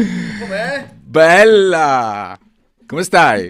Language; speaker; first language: Italian; native; Italian